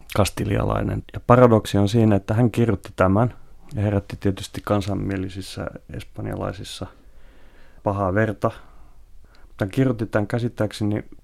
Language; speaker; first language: Finnish; non-native, local second language; Swedish